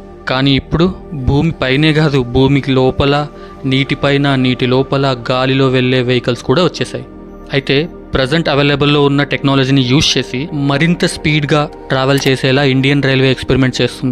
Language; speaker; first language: Telugu; native; Telugu